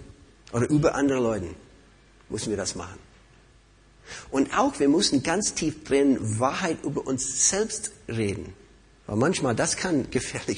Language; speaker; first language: German; non-native, fluent; English